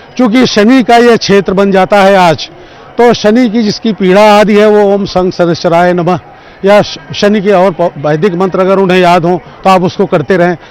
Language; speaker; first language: Hindi; native; Hindi